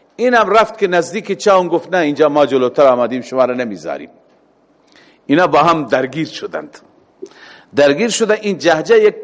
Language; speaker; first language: Persian; native; Persian